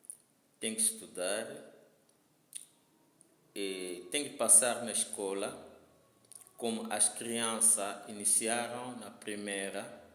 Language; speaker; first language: Portuguese; non-native, learner; Lingala